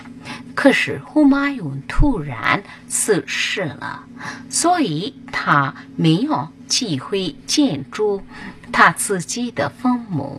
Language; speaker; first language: Chinese; non-native, learner; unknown